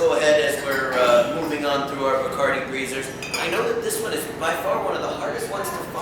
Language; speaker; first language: English; native; English